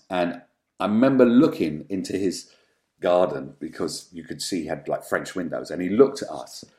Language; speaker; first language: English; native; English